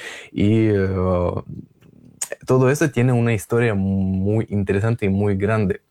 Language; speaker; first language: Spanish; non-native, fluent; Russian